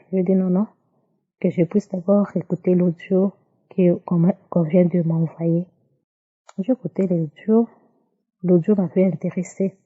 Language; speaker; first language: French; non-native, local second language; Lingala